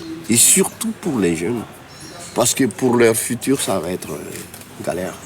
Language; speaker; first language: French; non-native, local second language; Malagasy